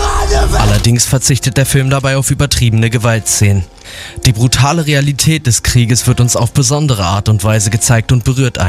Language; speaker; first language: German; native; German